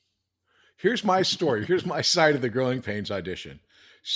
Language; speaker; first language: English; native; English